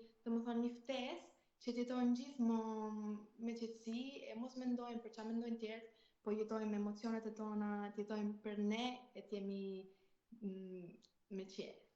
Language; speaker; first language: Albanian; early bilingual, heritage; Albanian